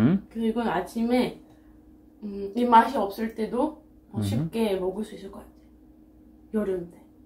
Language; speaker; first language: Korean; non-native, fluent; French